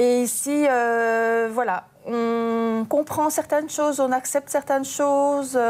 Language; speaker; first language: French; native; French